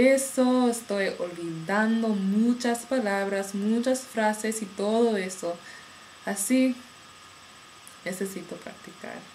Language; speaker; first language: Spanish; non-native, learner; English